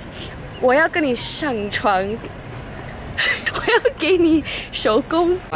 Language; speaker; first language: Chinese; non-native, local second language; English